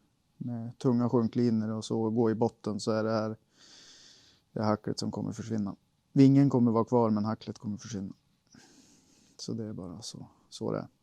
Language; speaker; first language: Swedish; native; Swedish